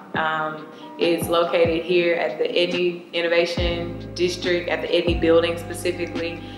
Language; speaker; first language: English; native; English